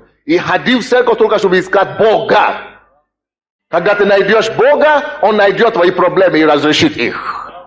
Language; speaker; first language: Russian; native; Russian